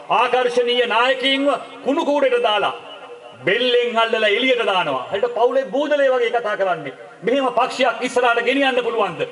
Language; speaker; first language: Sinhala; non-native, local second language; Tamil